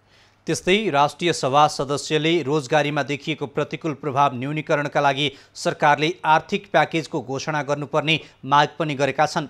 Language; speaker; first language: Nepali; native; Nepali